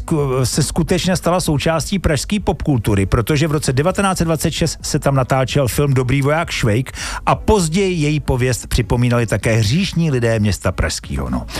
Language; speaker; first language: Czech; native; Czech